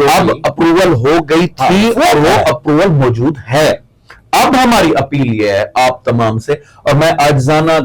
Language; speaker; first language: Urdu; non-native, local second language; Saraiki